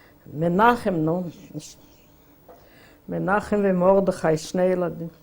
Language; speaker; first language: Hebrew; non-native, fluent; Yiddish